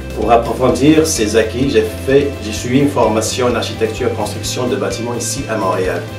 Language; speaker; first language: French; non-native, local second language; Arabic